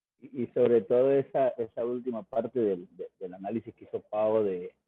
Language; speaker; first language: Spanish; native; Spanish